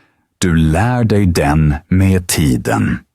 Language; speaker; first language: Swedish; non-native, fluent; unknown